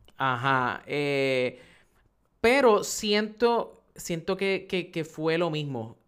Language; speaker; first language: Spanish; native; Spanish